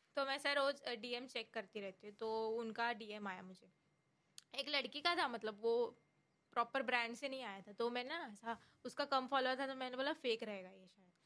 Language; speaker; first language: Hindi; non-native, local second language; Marathi